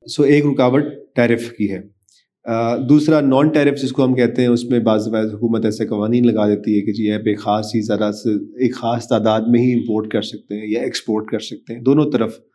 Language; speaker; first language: Urdu; native; Urdu